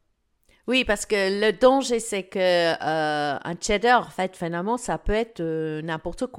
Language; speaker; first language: French; non-native, fluent; English